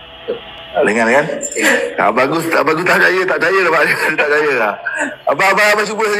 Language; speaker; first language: Malay; native; Malay